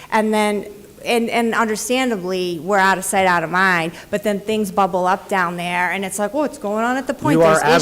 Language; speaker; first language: English; native; English